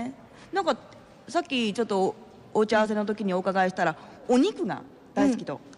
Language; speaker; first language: Japanese; native; Japanese